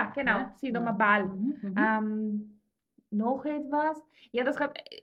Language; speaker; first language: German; non-native, fluent; Greek